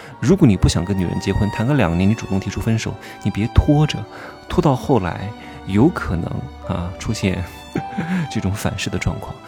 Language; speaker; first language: Chinese; native; Chinese